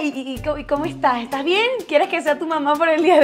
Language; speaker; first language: Spanish; native; Spanish